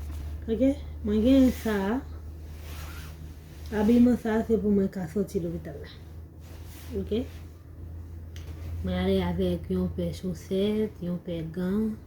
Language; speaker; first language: French; non-native, learner; Haitian Creole